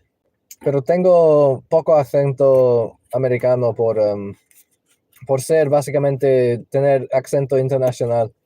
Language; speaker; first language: Spanish; non-native, learner; English